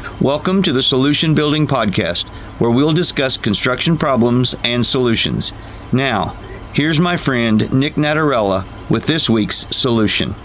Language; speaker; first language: English; native; English